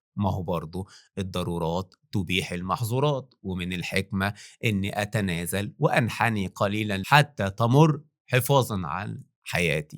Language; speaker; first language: Arabic; native; Arabic